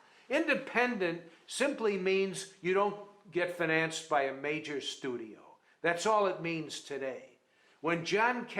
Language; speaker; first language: English; native; English